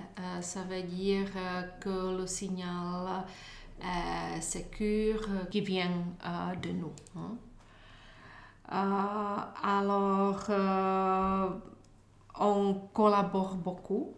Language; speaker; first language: French; non-native, learner; Czech